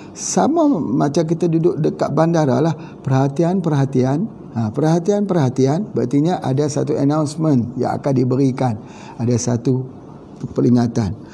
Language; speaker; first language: Malay; native; Malay